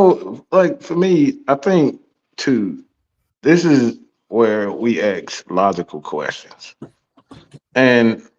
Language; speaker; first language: English; native; English